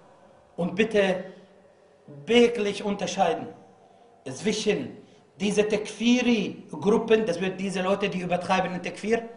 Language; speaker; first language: German; non-native, fluent; Arabic